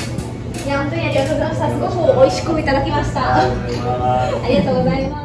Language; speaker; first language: Japanese; non-native, fluent; Italian